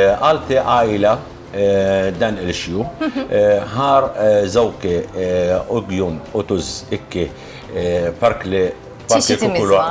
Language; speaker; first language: Turkish; non-native, learner; Arabic